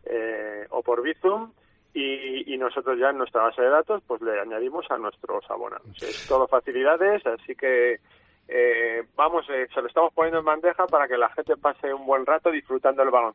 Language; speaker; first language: Spanish; native; Spanish